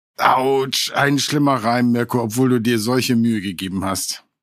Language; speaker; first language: German; native; German